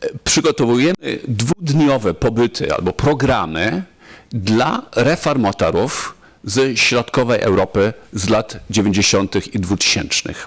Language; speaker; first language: Polish; non-native, fluent; German